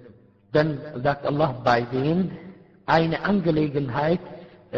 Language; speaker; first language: German; non-native, fluent; Arabic